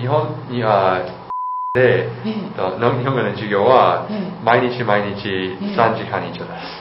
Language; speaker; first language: Japanese; non-native, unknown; English